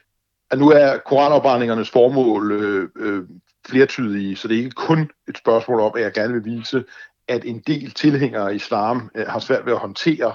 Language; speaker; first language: Danish; native; Danish